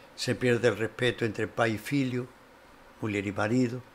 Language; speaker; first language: Portuguese; non-native, fluent; Spanish